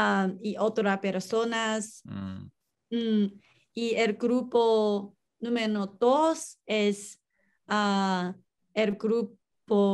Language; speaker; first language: Spanish; non-native, learner; Chinese